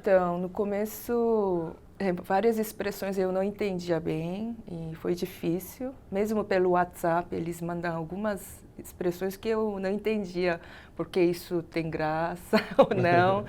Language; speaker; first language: Portuguese; non-native, fluent; Korean